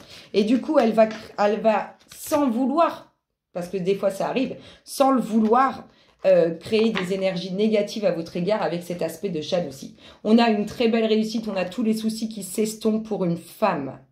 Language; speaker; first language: French; native; French